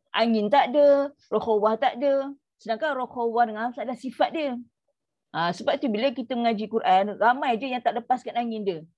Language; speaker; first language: Malay; native; Malay